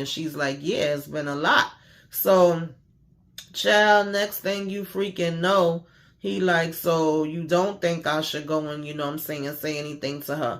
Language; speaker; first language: English; native; English